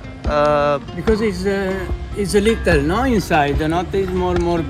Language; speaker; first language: English; non-native, learner; Italian